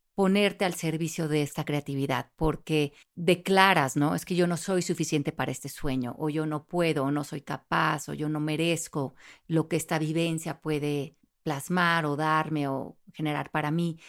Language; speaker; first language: Spanish; native; Spanish